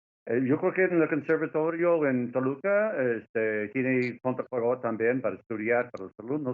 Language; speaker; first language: Spanish; non-native, fluent; English